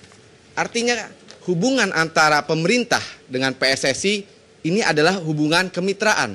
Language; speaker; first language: Indonesian; native; Indonesian